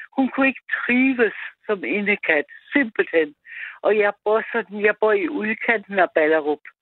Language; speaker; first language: Danish; non-native, fluent; German